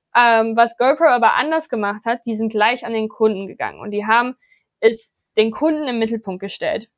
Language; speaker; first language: German; non-native, fluent; English